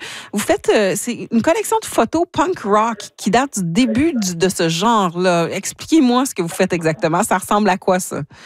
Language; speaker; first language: French; native; French